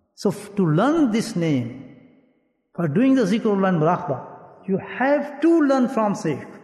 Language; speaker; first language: English; non-native, local second language; Urdu